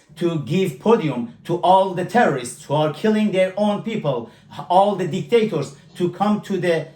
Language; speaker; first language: English; non-native, fluent; Persian